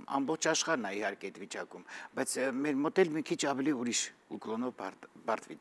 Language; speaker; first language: Armenian; native; Armenian